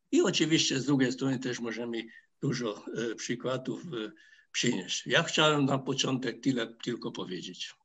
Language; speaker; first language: Polish; non-native, fluent; Hungarian